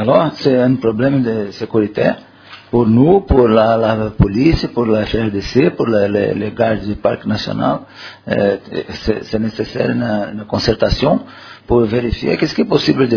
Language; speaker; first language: French; non-native, learner; Portuguese